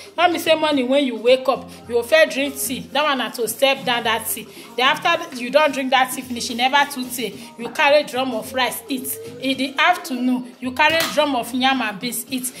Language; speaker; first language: Nigerian Pidgin; native; Nigerian Pidgin